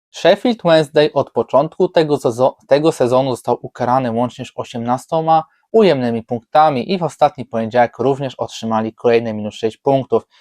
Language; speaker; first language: Polish; native; Polish